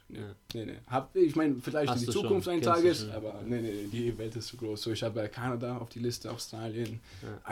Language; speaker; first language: German; non-native, fluent; Italian